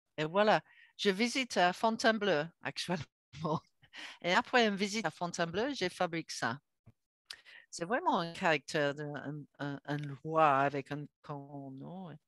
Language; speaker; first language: French; non-native, learner; English